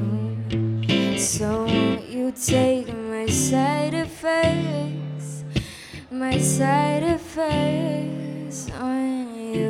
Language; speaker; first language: English; non-native, local second language; Cantonese